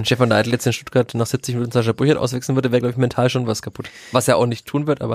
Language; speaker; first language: German; native; German